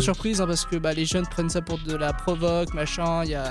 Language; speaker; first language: French; native; French